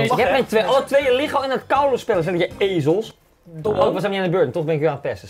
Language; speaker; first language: Dutch; native; Dutch